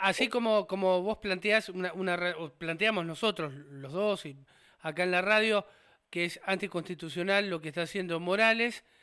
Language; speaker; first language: Spanish; native; Spanish